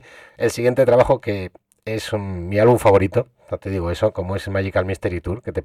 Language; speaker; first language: Spanish; native; Spanish